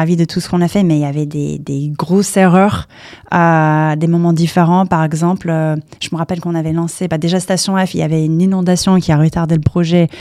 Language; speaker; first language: French; non-native, fluent; English